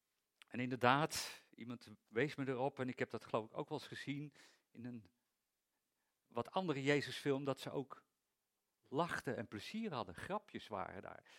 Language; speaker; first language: Dutch; native; Dutch